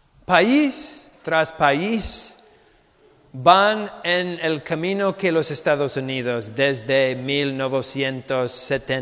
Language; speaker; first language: Spanish; non-native, fluent; English